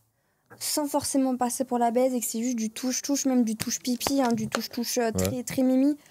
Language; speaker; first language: French; native; French